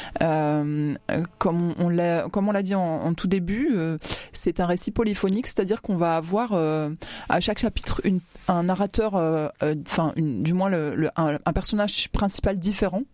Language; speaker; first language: French; native; French